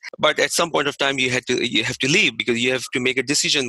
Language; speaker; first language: English; non-native, local second language; Hindi